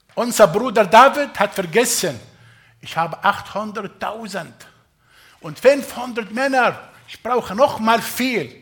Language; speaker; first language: German; non-native, fluent; Arabic